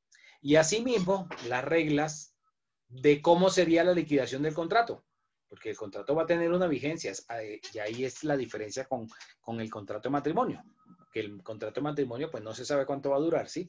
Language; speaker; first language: Spanish; native; Spanish